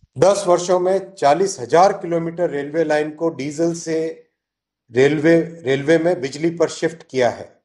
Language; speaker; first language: Hindi; native; Hindi